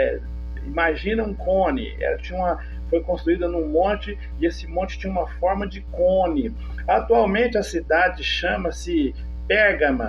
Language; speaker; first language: Portuguese; native; Portuguese